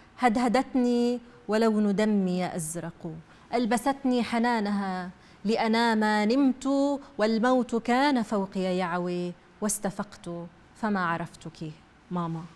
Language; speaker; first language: Arabic; native; Arabic